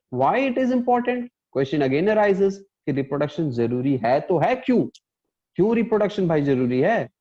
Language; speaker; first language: Hindi; non-native, local second language; Punjabi